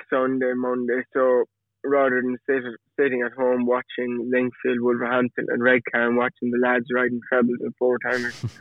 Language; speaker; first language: English; native; English